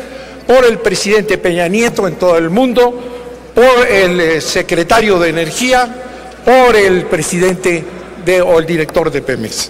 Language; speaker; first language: Spanish; native; Spanish